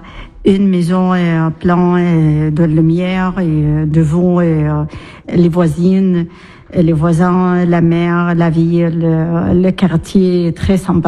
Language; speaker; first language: French; non-native, learner; Arabic